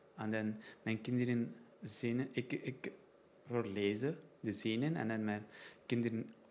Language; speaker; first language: Dutch; non-native, learner; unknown